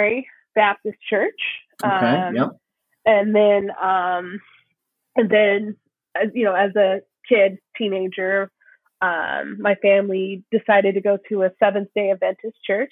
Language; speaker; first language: English; native; English